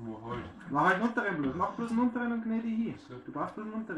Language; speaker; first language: German; native; German